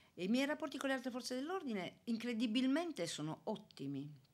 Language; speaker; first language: Italian; native; Italian